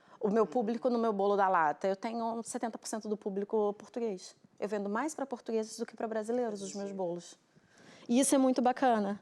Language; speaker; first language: Portuguese; native; Portuguese